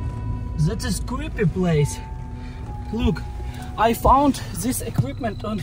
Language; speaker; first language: English; non-native, learner; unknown